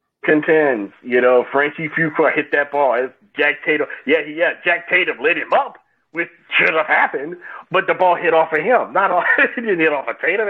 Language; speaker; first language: English; native; English